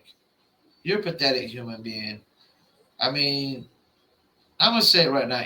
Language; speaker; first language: English; native; English